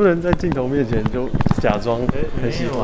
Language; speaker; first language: Chinese; native; Chinese